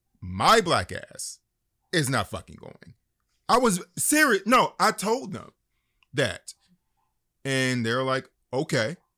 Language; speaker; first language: English; native; English